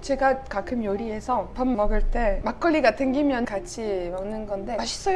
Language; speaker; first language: Korean; non-native, fluent; French